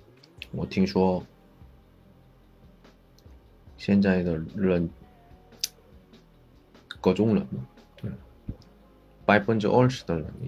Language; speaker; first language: Chinese; non-native, learner; Korean